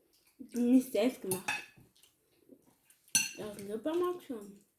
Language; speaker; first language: German; non-native, learner; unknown